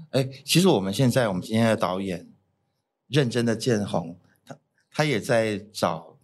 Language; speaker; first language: Chinese; non-native, local second language; Cantonese